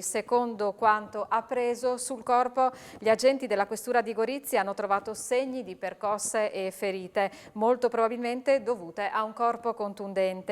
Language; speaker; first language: Italian; native; Italian